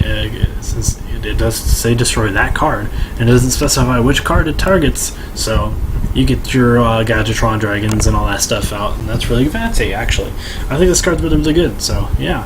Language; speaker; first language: English; native; English